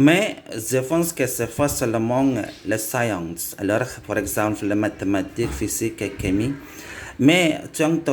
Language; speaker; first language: French; non-native, learner; Indonesian